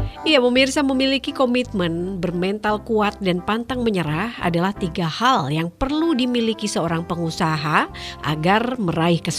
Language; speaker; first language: Indonesian; native; Indonesian